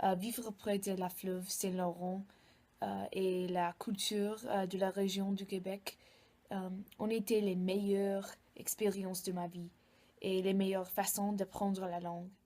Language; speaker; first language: French; non-native, learner; English